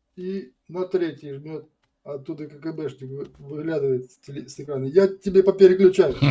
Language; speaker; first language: Russian; native; Russian